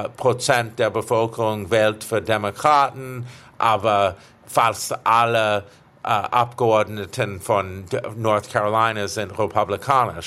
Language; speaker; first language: German; non-native, fluent; English